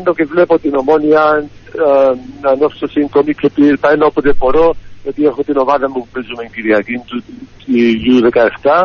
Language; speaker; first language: Greek; early bilingual, heritage; Greek